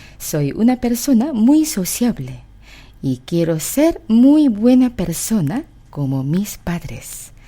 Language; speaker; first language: Spanish; non-native, fluent; Korean